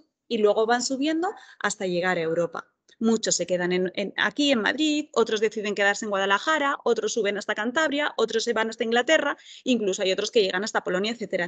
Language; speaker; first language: Spanish; native; Spanish